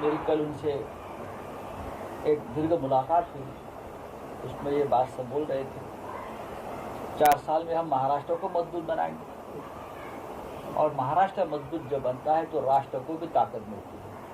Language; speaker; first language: Hindi; non-native, local second language; Marathi